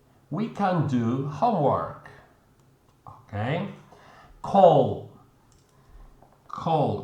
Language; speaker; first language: English; non-native, fluent; Polish